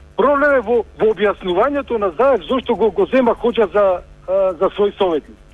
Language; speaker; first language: Macedonian; native; Macedonian